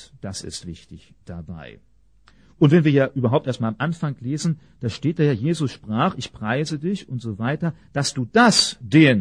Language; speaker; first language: German; native; German